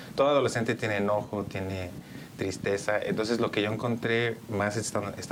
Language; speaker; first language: Spanish; early bilingual, heritage; Spanish